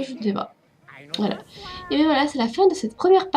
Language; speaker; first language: French; native; French